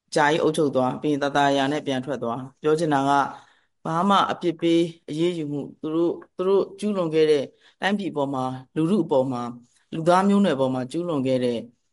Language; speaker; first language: Burmese; native; Burmese